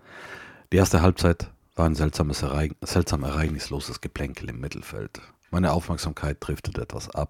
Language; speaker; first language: German; native; German